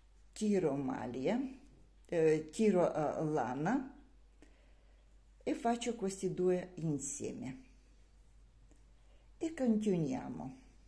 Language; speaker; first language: Italian; non-native, learner; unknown